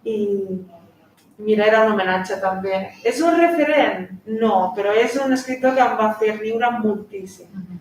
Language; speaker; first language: Catalan; non-native, fluent; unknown